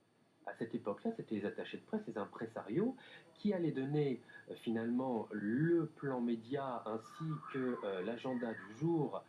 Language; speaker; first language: French; native; French